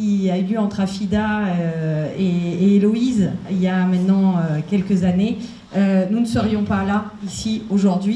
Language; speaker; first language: French; native; French